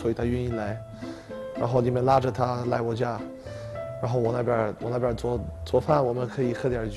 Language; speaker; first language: Chinese; non-native, fluent; Polish